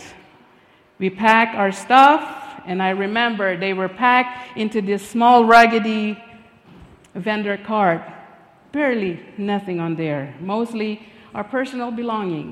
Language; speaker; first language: English; non-native, local second language; Filipino